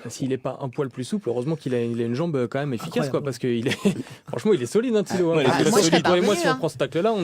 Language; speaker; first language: French; native; French